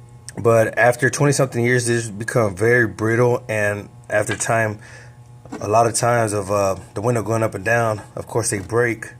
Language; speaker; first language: English; native; English